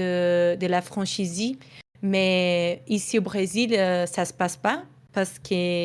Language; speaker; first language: French; non-native, fluent; Portuguese